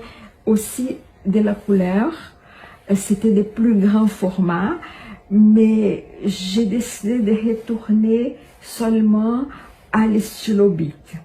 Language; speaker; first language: French; non-native, fluent; Portuguese